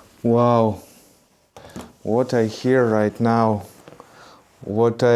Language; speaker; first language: English; non-native, learner; Russian